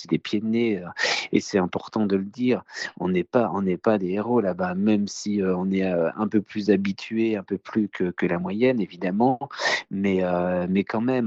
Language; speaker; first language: French; native; French